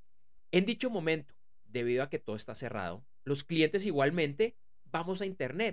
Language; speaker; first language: Spanish; native; Spanish